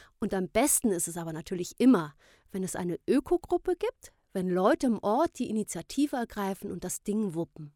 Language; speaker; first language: German; native; German